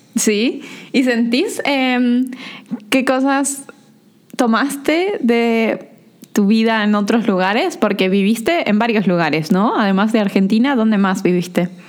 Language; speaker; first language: Spanish; native; Spanish